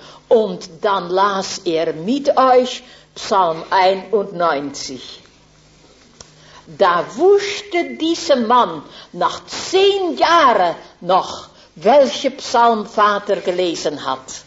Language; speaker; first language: German; non-native, fluent; Dutch